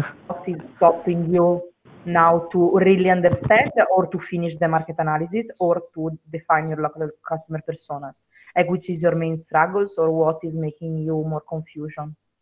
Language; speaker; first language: English; non-native, fluent; Italian